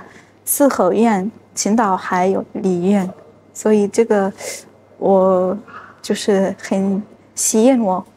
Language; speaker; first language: Chinese; non-native, fluent; Arabic